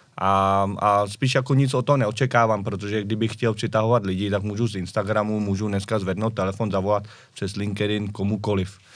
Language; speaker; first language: Czech; early bilingual, other home language; Vietnamese